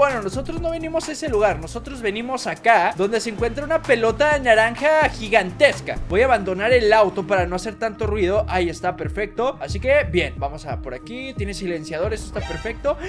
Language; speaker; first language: Spanish; native; Spanish